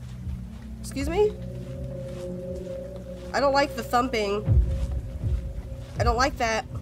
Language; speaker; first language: English; native; English